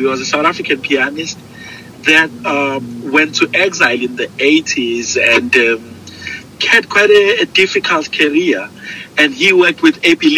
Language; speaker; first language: English; non-native, local second language; Zulu